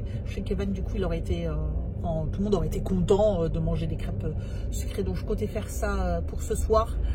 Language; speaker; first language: French; native; French